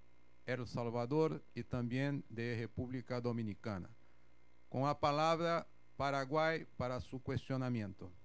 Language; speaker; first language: Spanish; non-native, fluent; Portuguese